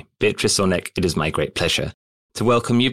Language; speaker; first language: English; native; English